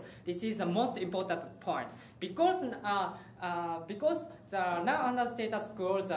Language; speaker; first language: English; non-native, learner; Japanese